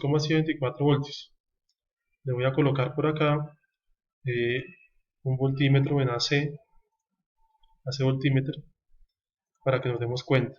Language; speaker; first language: Spanish; native; Spanish